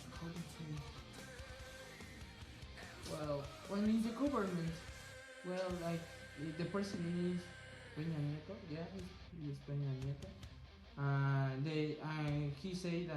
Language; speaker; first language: English; non-native, learner; Spanish